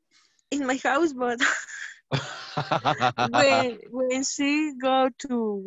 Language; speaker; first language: English; non-native, learner; Spanish